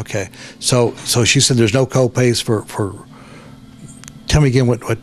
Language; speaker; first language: English; native; English